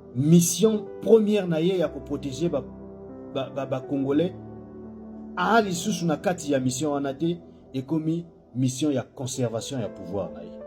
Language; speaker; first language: Lingala; native; Lingala